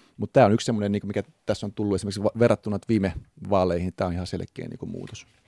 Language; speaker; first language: Finnish; native; Finnish